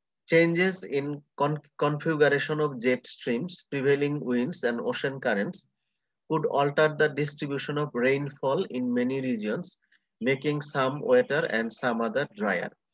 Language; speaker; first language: English; non-native, local second language; Bangla